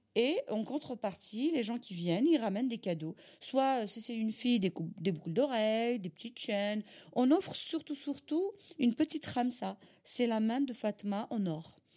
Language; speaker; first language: French; non-native, local second language; Kabyle